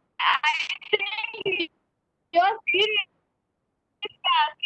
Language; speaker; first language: English; non-native, learner; Tamil